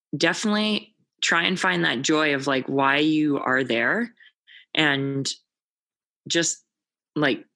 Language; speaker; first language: English; native; English